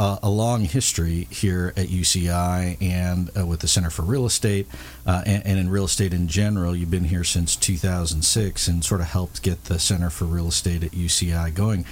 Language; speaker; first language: English; native; English